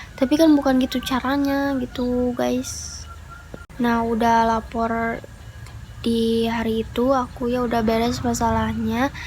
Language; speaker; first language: Indonesian; non-native, local second language; Sundanese